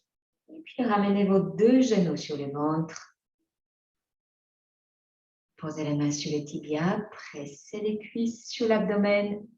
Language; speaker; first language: French; native; French